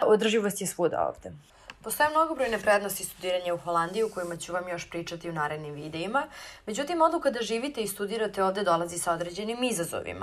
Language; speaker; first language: Serbian; native; Serbian